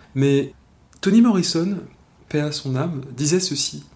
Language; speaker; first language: French; native; French